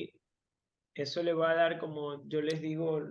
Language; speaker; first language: Spanish; native; Spanish